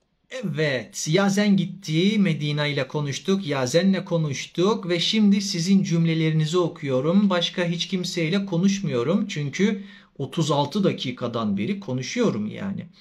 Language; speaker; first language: Turkish; native; Turkish